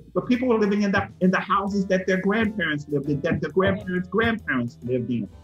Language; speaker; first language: English; native; English